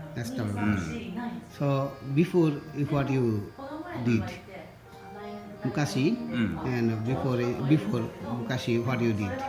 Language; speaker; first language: English; non-native, learner; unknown